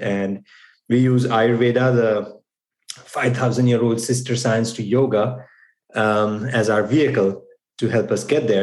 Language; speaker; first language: English; non-native, local second language; Gujarati